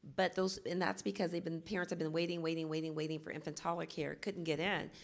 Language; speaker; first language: English; native; English